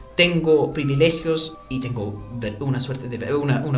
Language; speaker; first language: Spanish; non-native, fluent; English